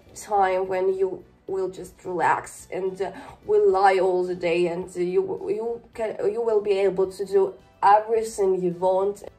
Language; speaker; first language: English; non-native, learner; Russian